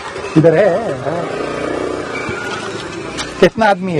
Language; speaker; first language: Hindi; non-native, local second language; Kannada